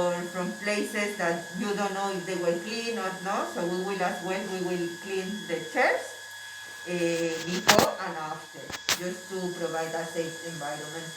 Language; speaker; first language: English; non-native, fluent; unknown